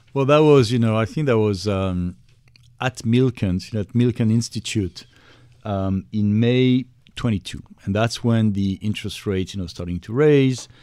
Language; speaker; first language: English; non-native, fluent; French